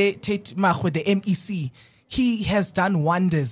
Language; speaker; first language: English; non-native, local second language; Southern Sotho